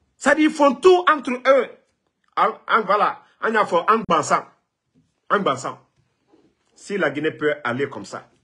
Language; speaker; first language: French; non-native, local second language; Mandingo